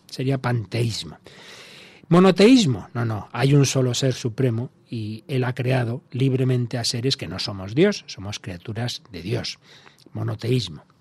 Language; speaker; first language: Spanish; native; Spanish